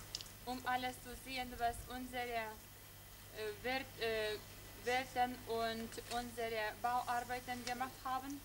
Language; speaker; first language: German; non-native, fluent; Lithuanian